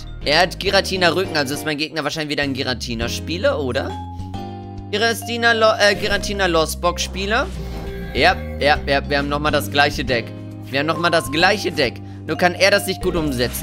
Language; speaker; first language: German; native; German